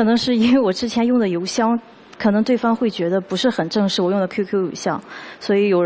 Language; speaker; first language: Chinese; native; Chinese